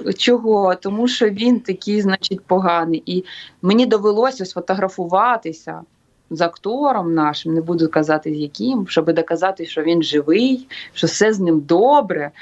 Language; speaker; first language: Ukrainian; native; Ukrainian